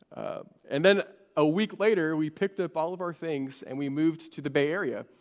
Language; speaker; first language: English; native; English